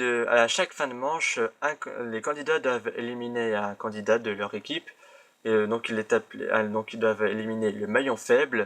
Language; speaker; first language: French; native; French